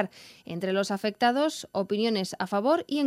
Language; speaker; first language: Spanish; native; Spanish